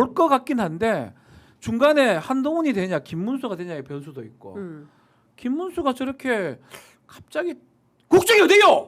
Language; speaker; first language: Korean; native; Korean